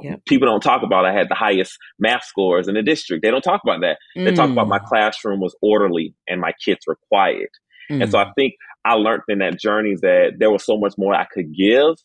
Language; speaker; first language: English; native; English